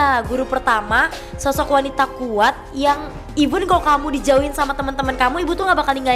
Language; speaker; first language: Indonesian; native; Indonesian